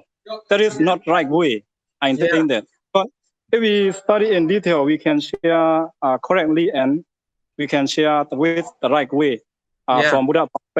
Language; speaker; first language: English; non-native, learner; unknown